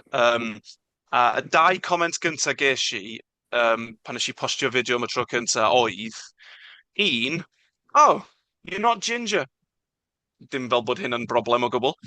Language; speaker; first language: Welsh; non-native, local second language; English